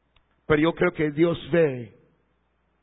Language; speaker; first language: Spanish; non-native, fluent; English